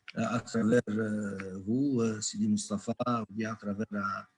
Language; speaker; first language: French; non-native, local second language; Arabic